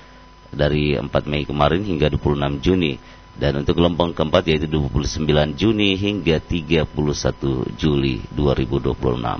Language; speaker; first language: Indonesian; native; Indonesian